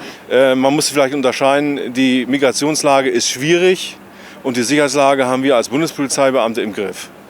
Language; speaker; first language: German; native; German